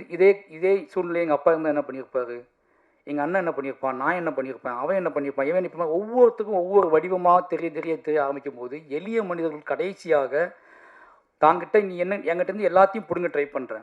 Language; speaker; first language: Tamil; native; Tamil